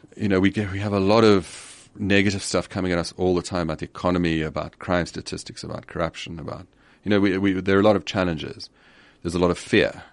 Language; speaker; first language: English; native; English